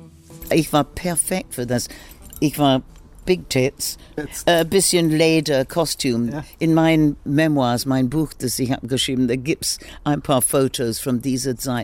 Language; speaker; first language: German; non-native, learner; English